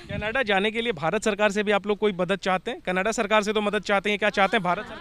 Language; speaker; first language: Hindi; native; Hindi